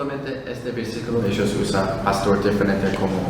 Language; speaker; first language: Spanish; non-native, learner; Korean